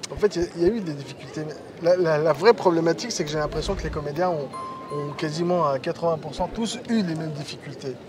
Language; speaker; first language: French; early bilingual, other home language; Riffian